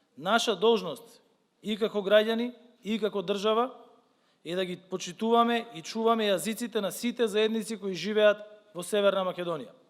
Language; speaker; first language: Macedonian; native; Macedonian